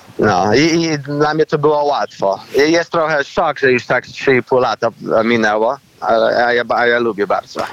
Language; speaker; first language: Polish; early bilingual, heritage; Polish